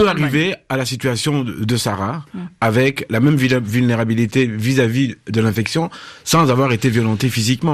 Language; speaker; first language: French; native; French